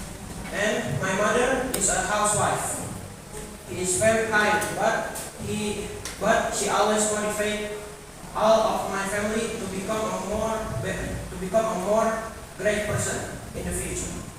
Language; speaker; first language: English; non-native, learner; Indonesian